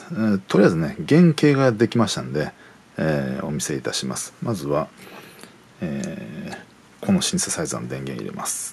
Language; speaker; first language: Japanese; native; Japanese